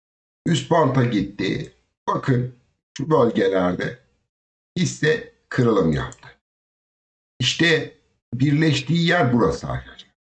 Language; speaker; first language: Turkish; native; Turkish